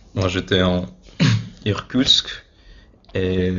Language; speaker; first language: French; non-native, fluent; Russian